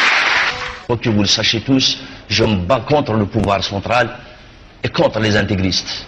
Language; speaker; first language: French; non-native, local second language; Kabyle